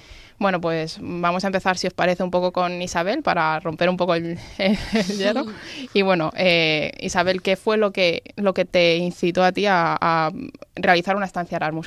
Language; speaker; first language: Spanish; native; Spanish